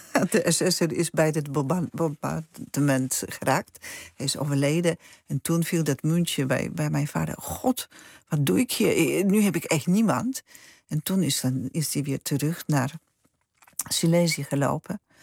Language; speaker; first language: Dutch; non-native, fluent; Polish